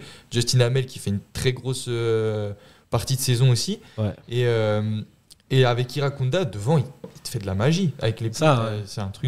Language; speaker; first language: French; native; French